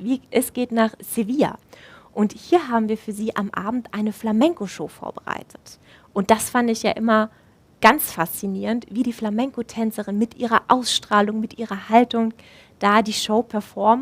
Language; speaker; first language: German; native; German